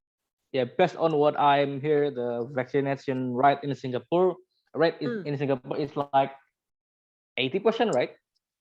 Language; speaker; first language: English; non-native, learner; Indonesian